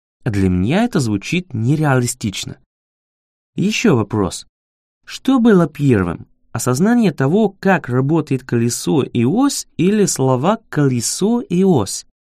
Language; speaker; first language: Russian; non-native, fluent; English